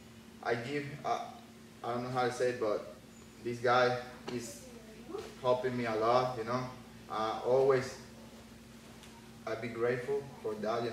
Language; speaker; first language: English; non-native, learner; Spanish